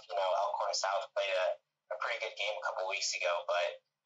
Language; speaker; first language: English; native; English